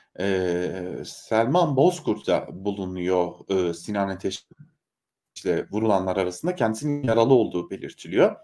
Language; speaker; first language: Turkish; native; Turkish